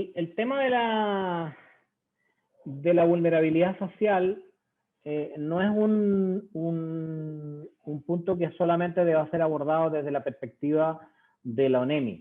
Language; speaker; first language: Spanish; native; Spanish